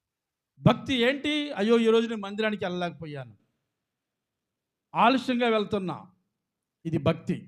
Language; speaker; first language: Telugu; native; Telugu